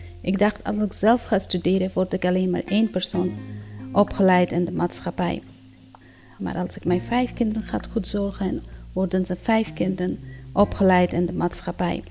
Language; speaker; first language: Dutch; non-native, fluent; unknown